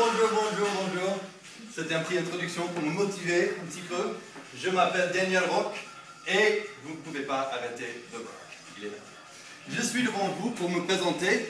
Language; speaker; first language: French; non-native, fluent; English